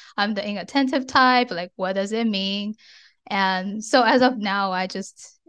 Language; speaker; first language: English; non-native, fluent; Chinese